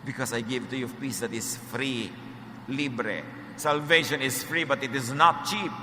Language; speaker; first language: English; non-native, local second language; Filipino